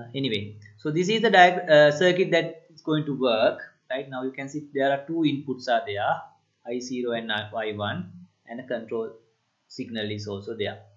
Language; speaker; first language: English; non-native, local second language; Sinhala